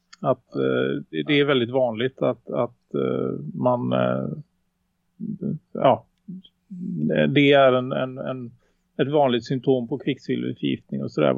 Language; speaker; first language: Swedish; native; Swedish